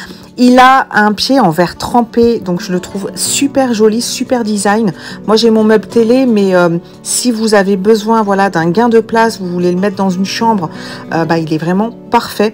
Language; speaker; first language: French; native; French